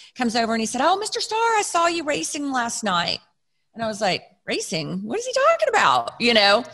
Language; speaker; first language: English; native; English